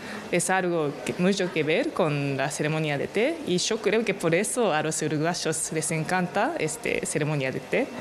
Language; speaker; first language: Spanish; non-native, fluent; Japanese